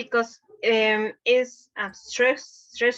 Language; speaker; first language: English; non-native, learner; Spanish